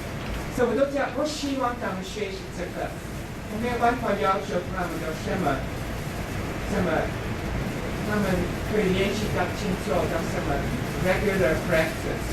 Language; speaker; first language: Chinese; non-native, fluent; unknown